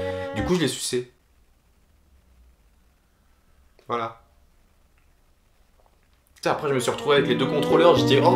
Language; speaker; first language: French; native; French